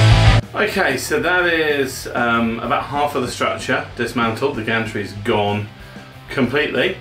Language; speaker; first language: English; native; English